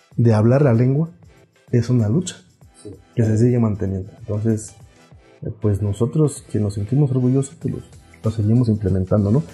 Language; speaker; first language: Spanish; non-native, local second language; Zapotec